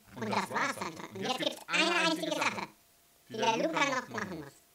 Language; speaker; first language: German; native; German